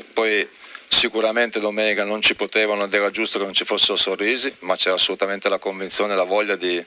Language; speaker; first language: Italian; native; Italian